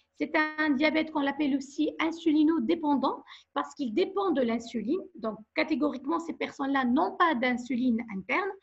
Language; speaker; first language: French; non-native, local second language; Arabic